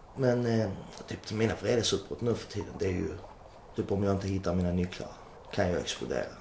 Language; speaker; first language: Swedish; early bilingual, other home language; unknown